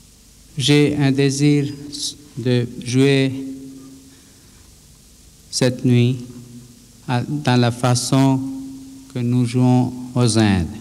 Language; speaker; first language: French; non-native, fluent; Bangla